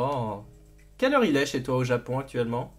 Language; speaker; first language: French; native; French